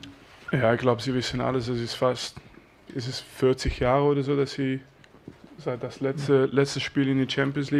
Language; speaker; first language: German; non-native, fluent; French